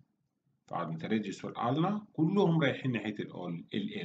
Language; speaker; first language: Arabic; native; Arabic